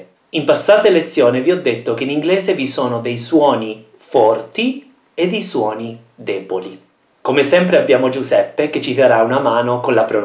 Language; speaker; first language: Italian; non-native, fluent; English